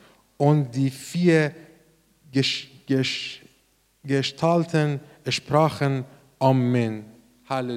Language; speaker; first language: German; non-native, learner; Persian